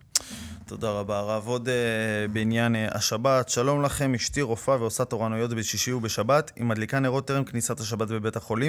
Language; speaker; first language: Hebrew; native; Hebrew